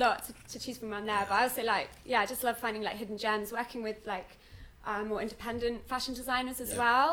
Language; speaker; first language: English; native; English